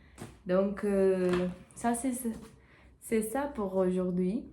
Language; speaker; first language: French; non-native, learner; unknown